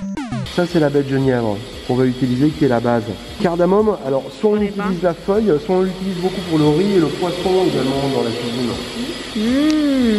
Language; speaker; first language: French; native; French